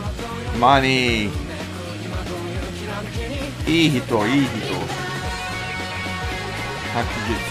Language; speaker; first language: Japanese; non-native, learner; English